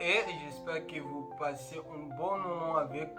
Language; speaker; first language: French; non-native, learner; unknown